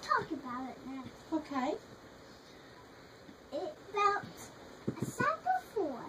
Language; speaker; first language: English; native; English